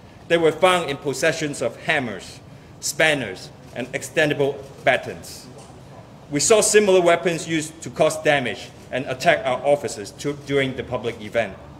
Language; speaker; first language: English; non-native, local second language; Cantonese